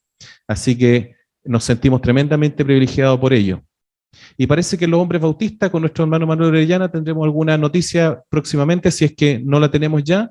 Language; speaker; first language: Spanish; native; Spanish